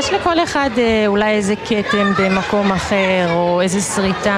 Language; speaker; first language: Hebrew; non-native, fluent; Danish